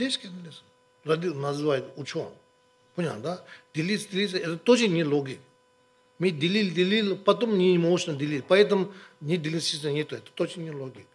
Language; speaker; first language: Russian; non-native, learner; Tibetan